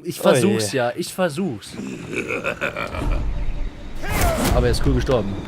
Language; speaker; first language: German; native; German